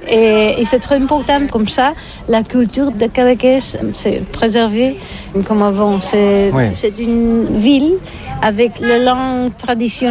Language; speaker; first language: French; non-native, learner; Catalan